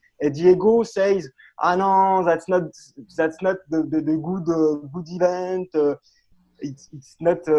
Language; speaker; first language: English; non-native, learner; French